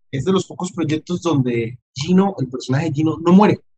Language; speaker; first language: Spanish; native; Spanish